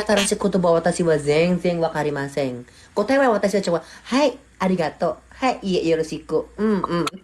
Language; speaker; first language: Japanese; non-native, learner; Indonesian